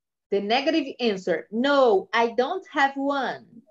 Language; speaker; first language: English; non-native, fluent; Portuguese